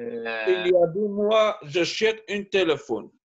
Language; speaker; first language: French; non-native, learner; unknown